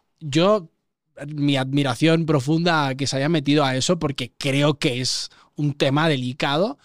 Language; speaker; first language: Spanish; native; Spanish